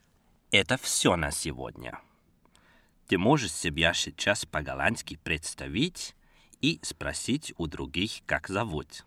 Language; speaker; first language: Russian; non-native, fluent; Dutch